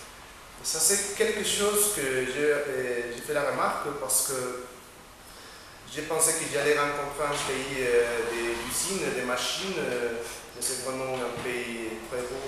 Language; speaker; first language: French; non-native, fluent; Spanish